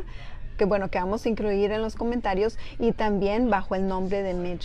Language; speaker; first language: Spanish; native; Spanish